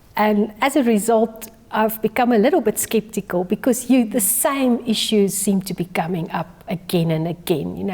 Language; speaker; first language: English; non-native, local second language; Afrikaans